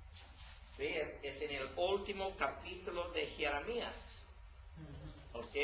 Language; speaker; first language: Spanish; non-native, learner; English